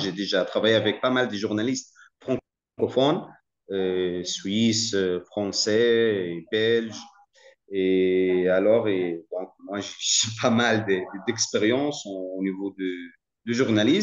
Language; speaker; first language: French; non-native, fluent; Arabic